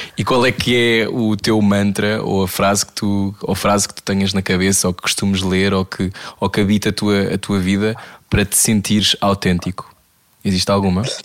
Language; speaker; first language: Portuguese; native; Portuguese